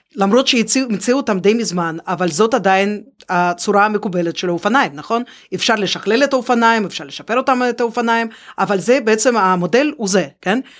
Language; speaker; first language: Hebrew; non-native, fluent; Russian